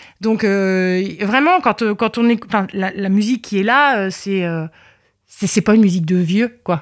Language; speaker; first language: French; native; French